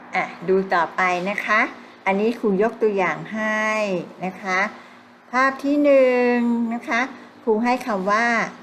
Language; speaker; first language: Thai; native; Thai